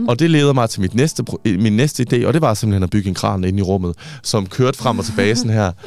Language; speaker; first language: Danish; native; Danish